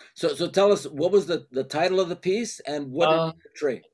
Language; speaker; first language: English; native; English